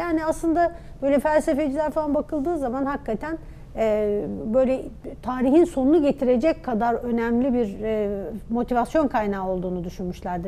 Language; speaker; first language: Turkish; native; Turkish